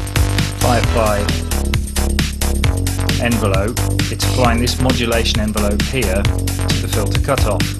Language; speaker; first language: English; native; English